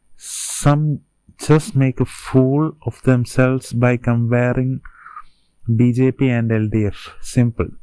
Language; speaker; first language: English; non-native, local second language; Malayalam